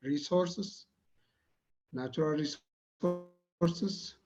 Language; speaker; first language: English; non-native, local second language; Amharic